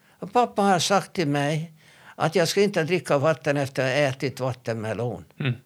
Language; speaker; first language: Swedish; non-native, fluent; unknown